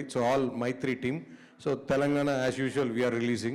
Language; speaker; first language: Telugu; native; Telugu